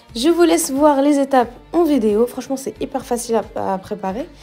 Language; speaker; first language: French; non-native, local second language; Arabic